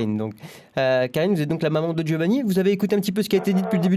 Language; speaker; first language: French; native; French